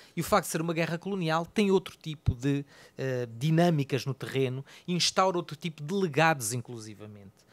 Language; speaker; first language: Portuguese; native; Portuguese